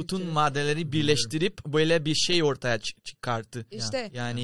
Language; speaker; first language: Turkish; non-native, fluent; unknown